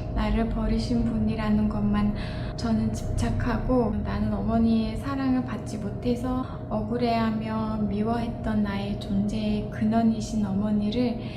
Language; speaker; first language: Korean; non-native, fluent; Mongolian